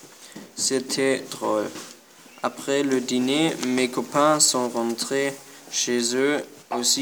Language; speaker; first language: French; non-native, learner; German